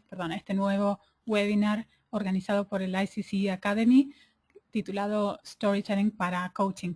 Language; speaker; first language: Spanish; native; Spanish